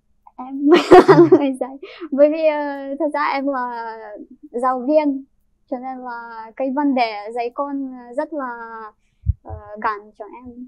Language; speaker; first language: Vietnamese; non-native, fluent; Ukrainian